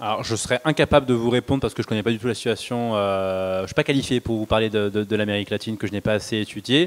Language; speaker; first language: French; native; French